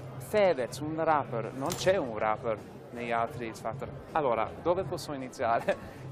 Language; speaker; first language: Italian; non-native, fluent; English